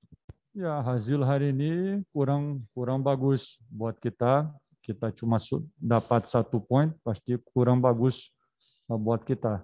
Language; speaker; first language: Indonesian; non-native, fluent; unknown